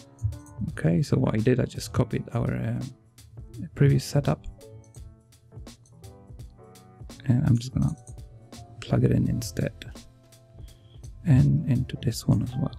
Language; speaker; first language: English; non-native, fluent; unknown